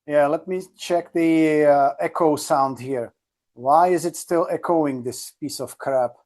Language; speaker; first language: English; non-native, fluent; Czech